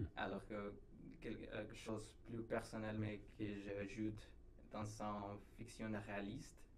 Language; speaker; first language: French; non-native, learner; Spanish